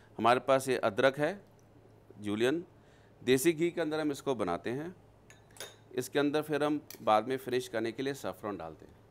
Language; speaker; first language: Hindi; native; Hindi